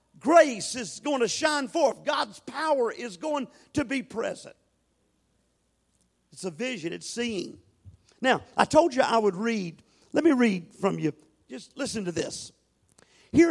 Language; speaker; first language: English; native; English